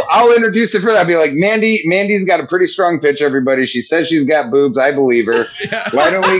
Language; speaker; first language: English; native; English